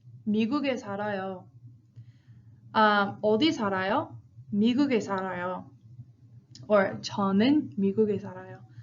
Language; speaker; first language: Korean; non-native, fluent; English